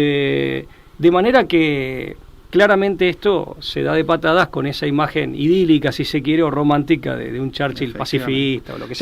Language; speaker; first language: Spanish; native; Spanish